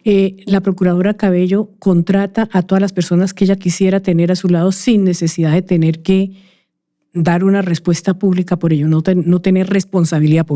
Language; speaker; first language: Spanish; native; Spanish